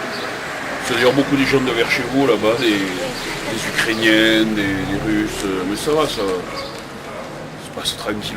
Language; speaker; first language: French; native; French